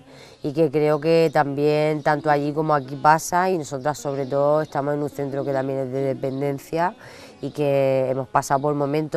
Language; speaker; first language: Spanish; native; Spanish